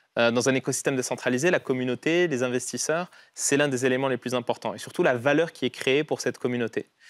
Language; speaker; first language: French; non-native, local second language; Arabic